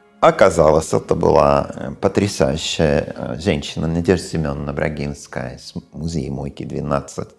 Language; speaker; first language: Russian; non-native, fluent; English